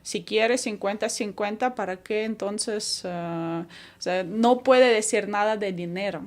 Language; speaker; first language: Spanish; non-native, fluent; Ukrainian